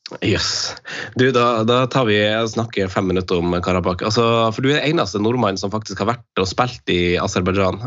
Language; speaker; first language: Norwegian; native; Norwegian